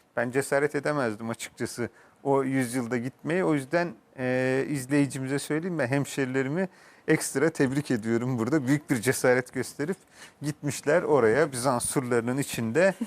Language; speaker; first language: Turkish; native; Turkish